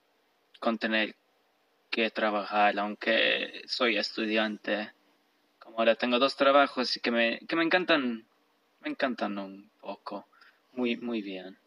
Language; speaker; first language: Spanish; early bilingual, heritage; Spanish